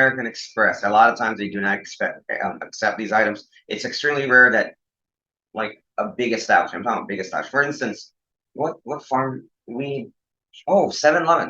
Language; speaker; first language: English; native; English